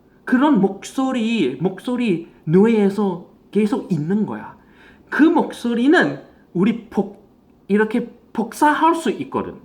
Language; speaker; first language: Korean; non-native, fluent; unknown